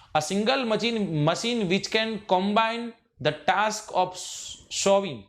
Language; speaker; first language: English; non-native, local second language; Gujarati